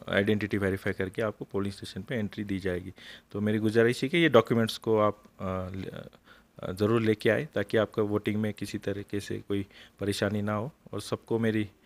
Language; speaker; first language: Hindi; non-native, local second language; Marathi